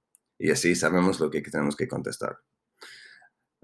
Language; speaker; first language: Spanish; non-native, fluent; English